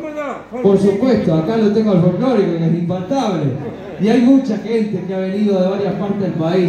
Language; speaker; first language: Spanish; native; Spanish